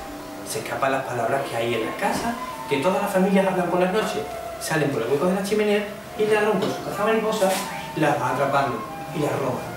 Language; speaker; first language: Spanish; native; Spanish